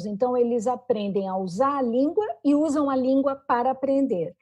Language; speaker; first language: Portuguese; native; Portuguese